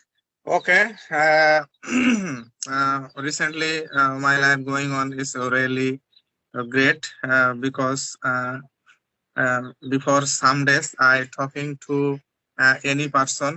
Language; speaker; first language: English; non-native, learner; Bangla